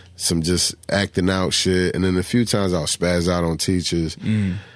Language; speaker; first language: English; native; English